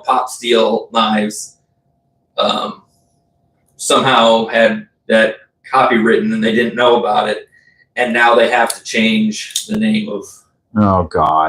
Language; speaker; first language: English; native; English